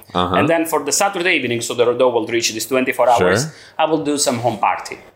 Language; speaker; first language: English; non-native, learner; Italian